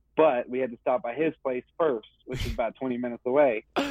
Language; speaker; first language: English; native; English